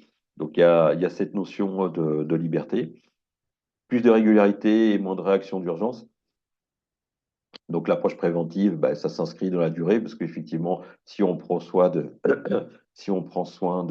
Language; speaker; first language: French; native; French